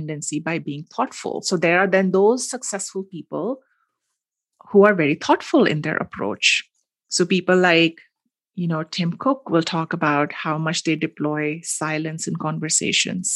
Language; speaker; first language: English; non-native, local second language; Hindi